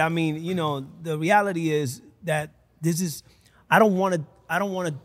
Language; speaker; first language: English; early bilingual, other home language; Spanish